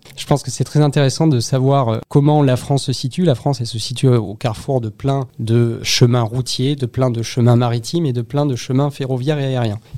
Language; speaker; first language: French; native; French